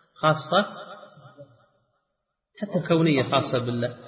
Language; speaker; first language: Arabic; native; Arabic